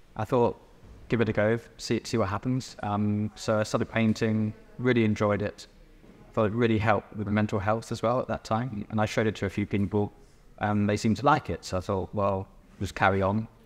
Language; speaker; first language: English; native; English